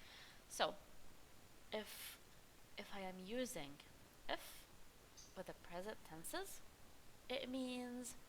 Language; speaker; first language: English; non-native, fluent; Arabic